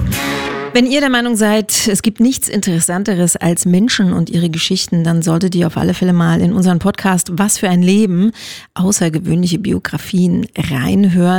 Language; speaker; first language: German; native; German